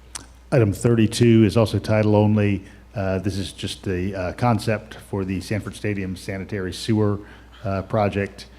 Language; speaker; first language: English; native; English